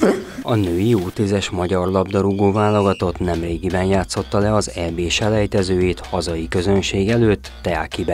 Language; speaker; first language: Hungarian; native; Hungarian